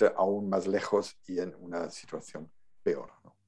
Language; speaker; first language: Spanish; non-native, fluent; German